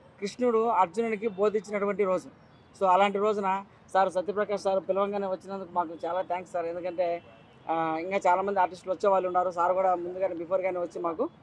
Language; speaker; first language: Telugu; native; Telugu